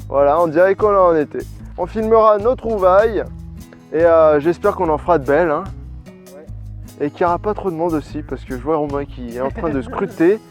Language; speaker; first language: French; native; French